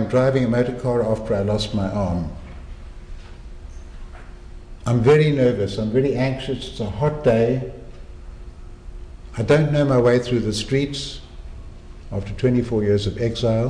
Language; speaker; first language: English; native; English